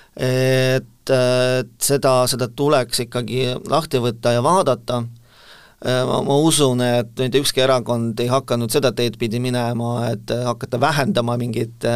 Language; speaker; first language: Estonian; non-native, local second language; Russian